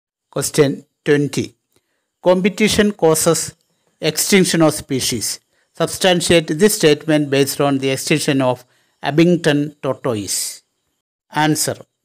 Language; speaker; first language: English; non-native, local second language; Malayalam